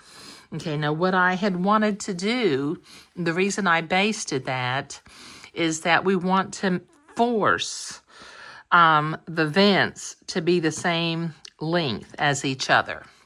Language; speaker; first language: English; native; English